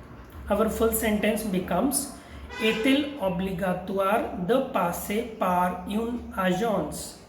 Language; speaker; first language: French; non-native, fluent; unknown